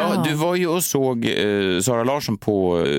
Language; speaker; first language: Swedish; native; Swedish